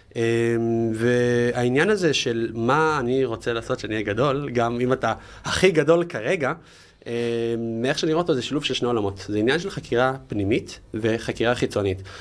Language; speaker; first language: Hebrew; native; Hebrew